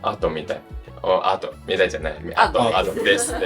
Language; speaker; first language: Japanese; non-native, learner; Chinese